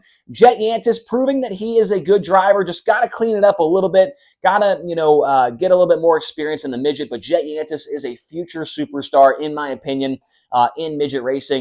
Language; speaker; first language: English; native; English